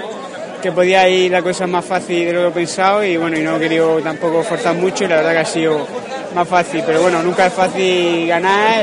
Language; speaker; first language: Spanish; native; Spanish